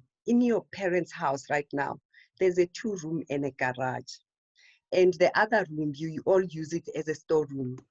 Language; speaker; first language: English; non-native, local second language; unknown